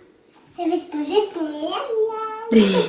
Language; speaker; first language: French; native; French